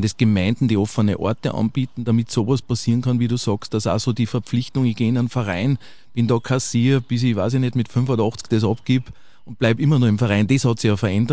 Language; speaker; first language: German; native; German